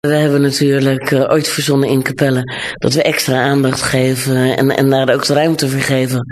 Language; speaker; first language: Dutch; native; Dutch